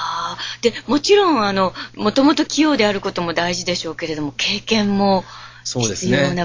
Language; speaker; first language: Japanese; native; Japanese